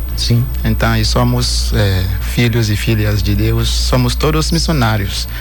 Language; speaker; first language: Portuguese; non-native, fluent; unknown